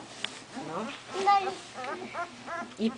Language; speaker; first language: French; native; French